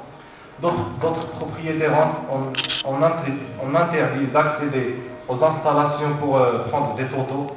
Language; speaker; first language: French; non-native, local second language; Arabic